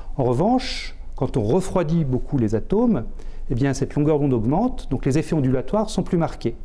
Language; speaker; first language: French; native; French